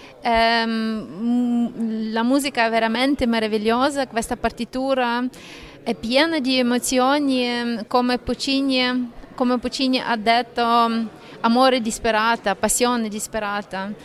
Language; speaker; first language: Italian; non-native, fluent; Ukrainian